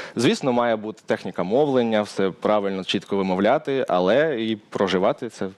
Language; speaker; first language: Ukrainian; native; Ukrainian